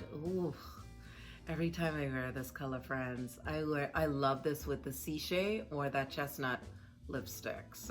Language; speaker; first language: English; native; English